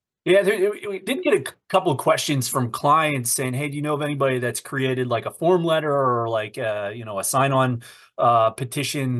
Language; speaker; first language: English; native; English